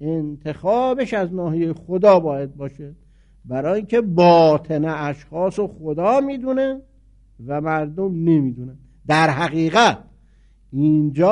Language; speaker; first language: Persian; native; Persian